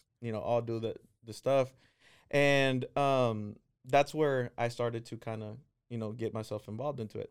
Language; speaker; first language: English; non-native, fluent; Spanish